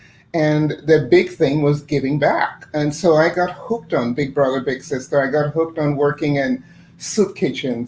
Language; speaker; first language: English; non-native, fluent; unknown